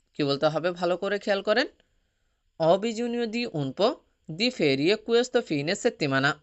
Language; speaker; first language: Italian; non-native, fluent; Bangla